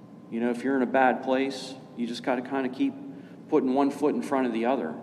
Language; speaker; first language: English; native; English